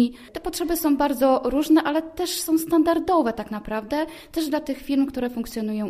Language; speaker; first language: Polish; native; Polish